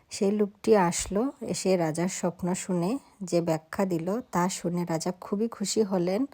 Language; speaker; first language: Bangla; non-native, local second language; Sylheti